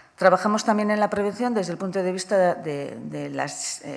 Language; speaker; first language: Spanish; native; Spanish